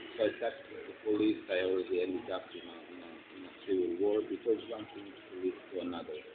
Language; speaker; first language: English; non-native, fluent; Croatian